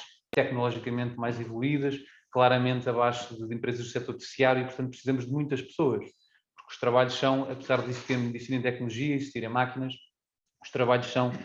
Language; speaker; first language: Portuguese; native; Portuguese